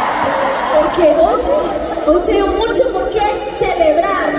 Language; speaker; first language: Portuguese; non-native, learner; Spanish